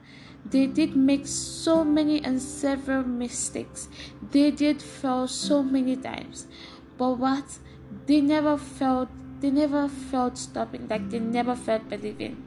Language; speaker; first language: English; non-native, local second language; Igbo